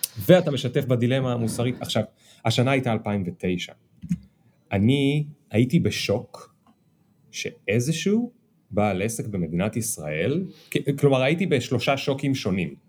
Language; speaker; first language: Hebrew; native; Hebrew